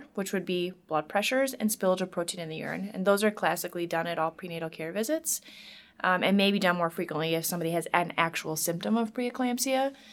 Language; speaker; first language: English; native; English